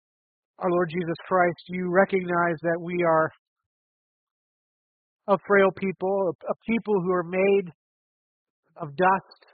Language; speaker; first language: English; native; English